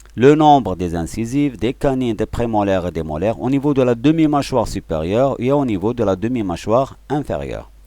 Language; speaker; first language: French; non-native, local second language; Arabic